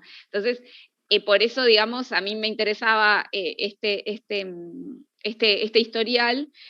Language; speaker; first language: Spanish; native; Spanish